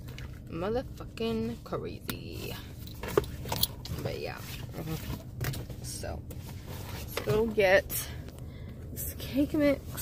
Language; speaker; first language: English; native; English